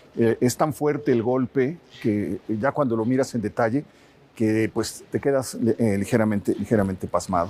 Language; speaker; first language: Spanish; native; Spanish